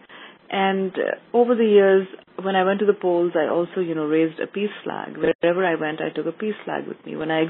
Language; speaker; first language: English; non-native, local second language; Urdu